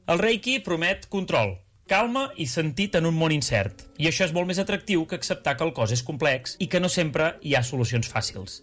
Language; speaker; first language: Catalan; native; Catalan